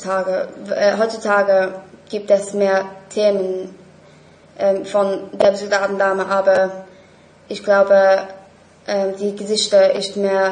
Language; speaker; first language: German; non-native, learner; English